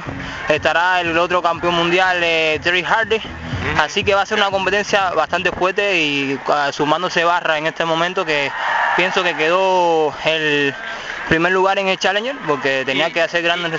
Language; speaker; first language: Spanish; native; Spanish